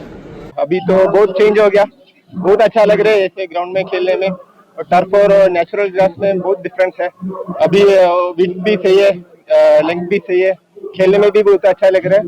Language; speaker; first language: Hindi; non-native, local second language; Bangla